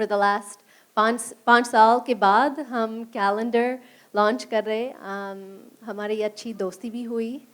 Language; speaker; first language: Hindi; non-native, learner; English